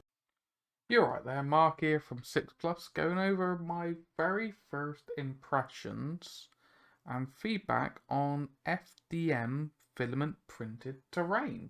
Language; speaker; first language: English; native; English